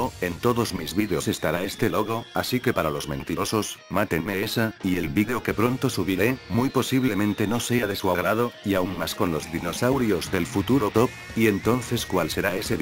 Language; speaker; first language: Spanish; native; Spanish